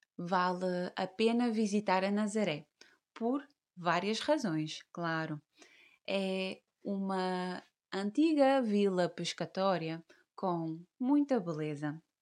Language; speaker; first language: Portuguese; native; Portuguese